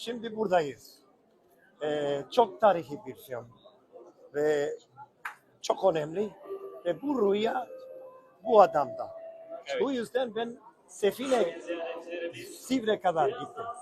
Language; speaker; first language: Turkish; non-native, learner; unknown